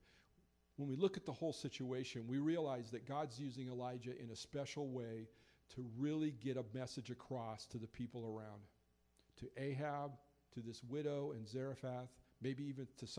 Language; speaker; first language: English; native; English